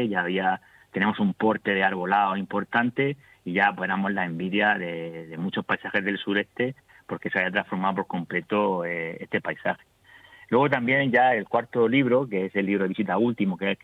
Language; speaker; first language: Spanish; native; Spanish